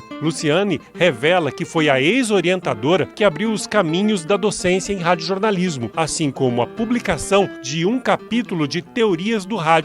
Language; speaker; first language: Portuguese; native; Portuguese